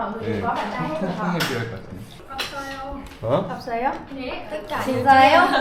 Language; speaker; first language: Korean; non-native, learner; Vietnamese